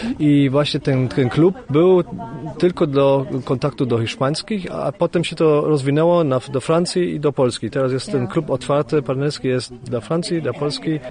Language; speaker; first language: Polish; early bilingual, heritage; Polish